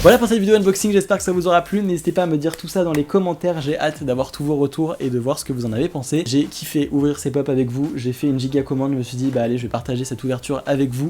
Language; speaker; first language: French; native; French